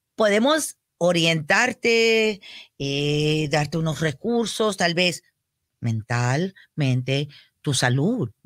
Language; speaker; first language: Spanish; early bilingual, heritage; Spanish